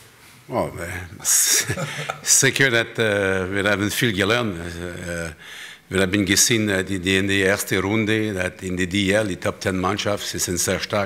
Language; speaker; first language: German; non-native, learner; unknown